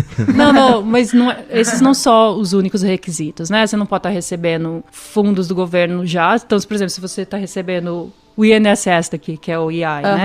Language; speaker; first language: Portuguese; native; Portuguese